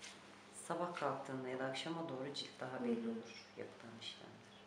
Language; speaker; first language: Turkish; native; Turkish